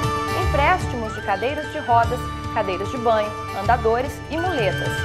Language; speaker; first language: Portuguese; native; Portuguese